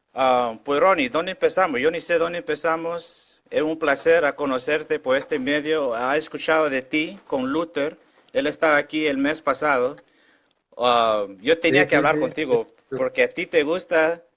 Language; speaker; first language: Spanish; non-native, local second language; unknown